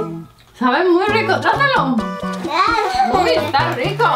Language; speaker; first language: Spanish; native; Spanish